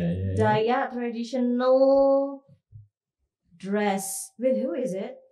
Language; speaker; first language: English; non-native, learner; Indonesian